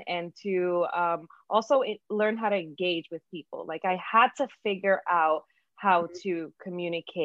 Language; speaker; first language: English; early bilingual, other home language; Spanish